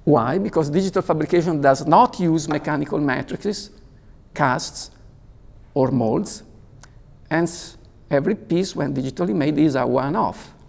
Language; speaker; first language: English; non-native, fluent; Italian